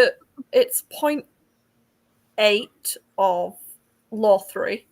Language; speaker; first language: English; native; English